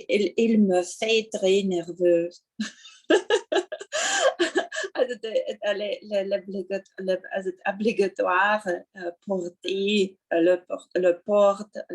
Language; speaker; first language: French; non-native, learner; Russian